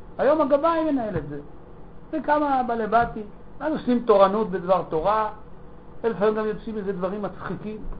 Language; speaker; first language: Hebrew; native; Hebrew